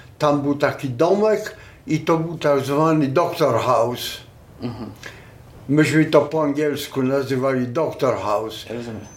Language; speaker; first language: Polish; native; Polish